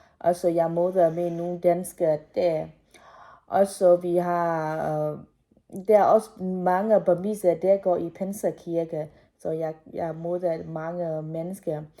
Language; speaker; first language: Danish; non-native, learner; Burmese